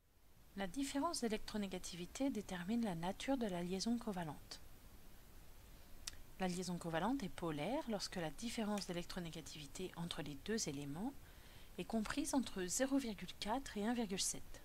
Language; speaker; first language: French; native; French